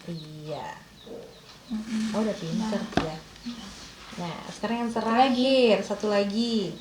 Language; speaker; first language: Indonesian; native; Indonesian